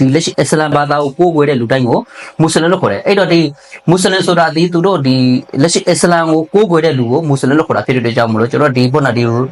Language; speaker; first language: Burmese; non-native, local second language; Rohingya